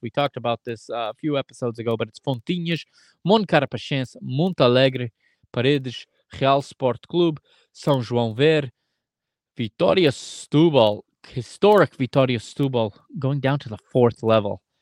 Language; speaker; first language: English; native; English